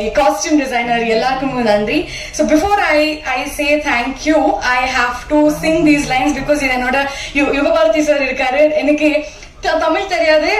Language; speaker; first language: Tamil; non-native, learner; Kannada